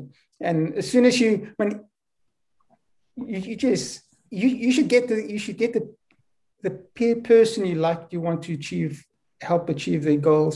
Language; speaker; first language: English; non-native, local second language; Afrikaans